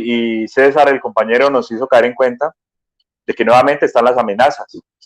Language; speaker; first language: Spanish; native; Spanish